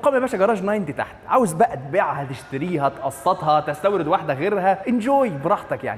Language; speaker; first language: Arabic; native; Arabic